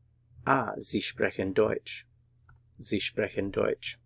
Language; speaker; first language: German; non-native, fluent; English